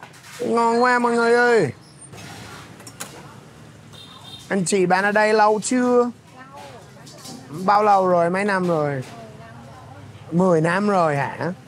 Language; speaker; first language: Vietnamese; non-native, fluent; English